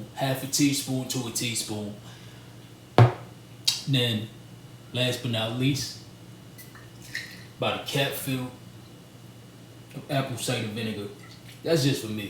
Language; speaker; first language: English; native; English